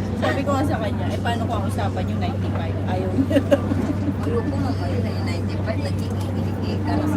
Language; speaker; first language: Filipino; native; Filipino